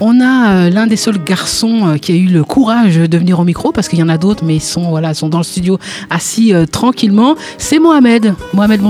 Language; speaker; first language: French; native; French